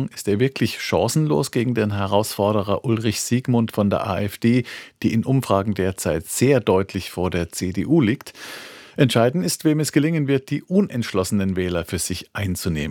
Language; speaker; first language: German; native; German